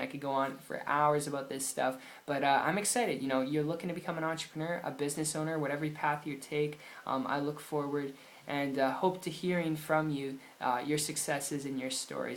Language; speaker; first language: English; native; English